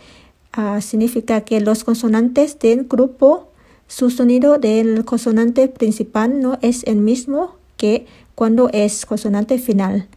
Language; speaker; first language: Spanish; non-native, fluent; Thai